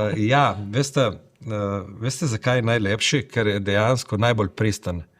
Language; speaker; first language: Slovenian; native; Slovenian